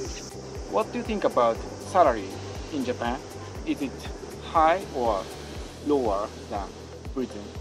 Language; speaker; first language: English; non-native, fluent; Japanese